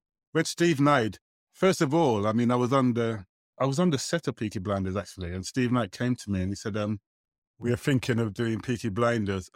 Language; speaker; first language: English; native; English